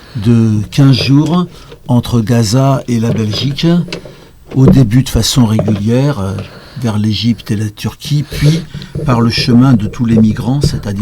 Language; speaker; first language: French; native; French